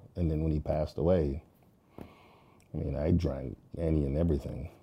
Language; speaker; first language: English; early bilingual, other home language; Jamaican Creole English